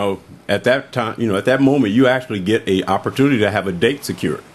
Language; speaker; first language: English; native; English